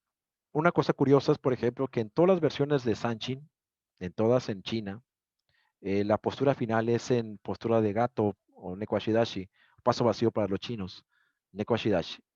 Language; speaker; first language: Spanish; native; Spanish